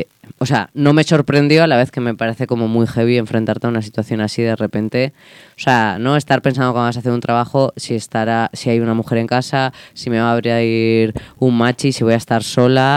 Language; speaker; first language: Spanish; native; Spanish